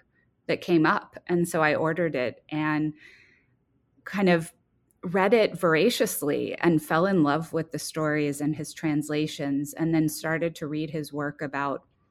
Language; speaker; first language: English; native; English